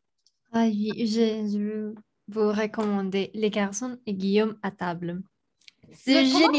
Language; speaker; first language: French; non-native, learner; Spanish